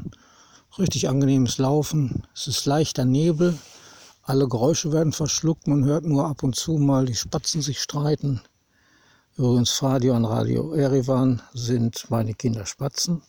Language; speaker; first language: German; native; German